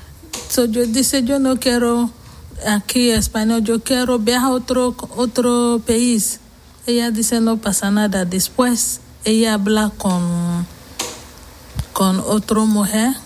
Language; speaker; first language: Spanish; non-native, learner; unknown